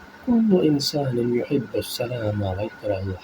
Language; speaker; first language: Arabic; non-native, fluent; Urdu